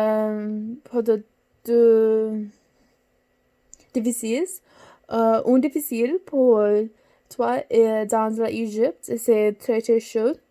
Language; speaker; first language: French; non-native, learner; English